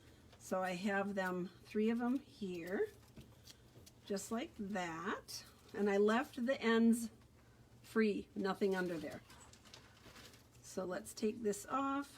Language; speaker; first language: English; native; English